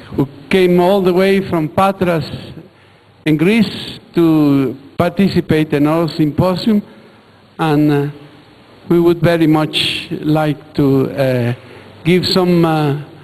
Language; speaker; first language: English; non-native, fluent; Spanish